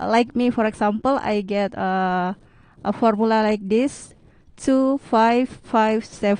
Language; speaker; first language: English; non-native, learner; Indonesian